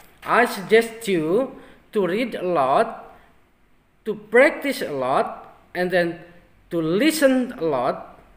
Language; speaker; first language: English; non-native, fluent; Indonesian